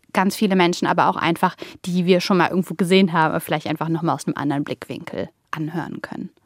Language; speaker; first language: German; early bilingual, other home language; Bulgarian